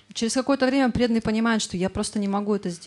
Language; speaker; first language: Russian; native; Russian